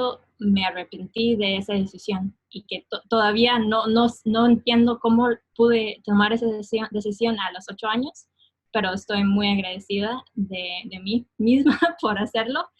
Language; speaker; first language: Spanish; non-native, fluent; English